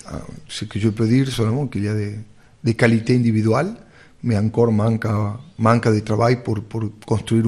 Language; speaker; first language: French; non-native, fluent; Spanish